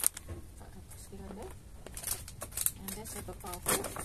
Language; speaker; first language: Dutch; non-native, learner; Indonesian